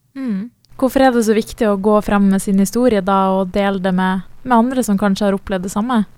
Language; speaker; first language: Norwegian; native; Norwegian